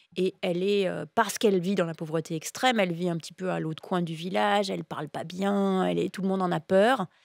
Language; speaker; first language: French; native; French